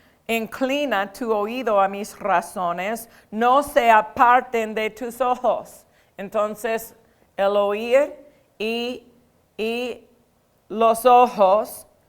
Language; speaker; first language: Spanish; non-native, fluent; English